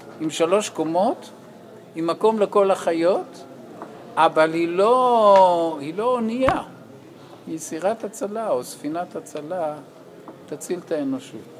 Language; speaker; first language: Hebrew; non-native, fluent; English